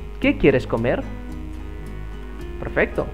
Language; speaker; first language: Spanish; non-native, fluent; Indonesian